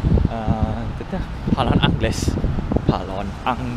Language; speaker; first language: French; non-native, learner; English